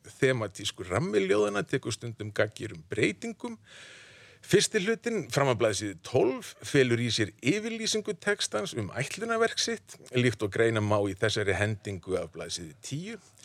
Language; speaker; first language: Icelandic; native; Icelandic